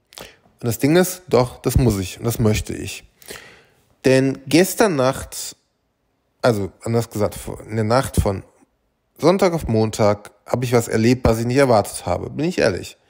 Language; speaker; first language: German; native; German